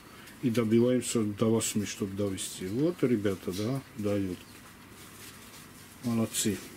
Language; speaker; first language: Russian; non-native, local second language; Georgian